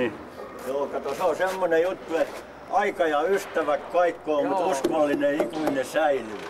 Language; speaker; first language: Finnish; native; Finnish